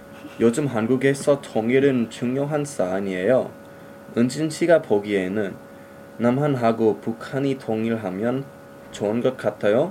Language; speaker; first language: Korean; non-native, learner; English